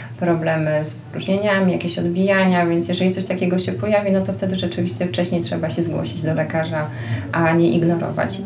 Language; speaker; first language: Polish; native; Polish